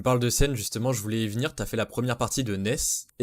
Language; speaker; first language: French; native; French